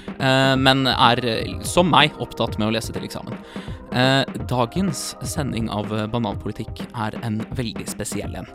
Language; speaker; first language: Norwegian; native; Norwegian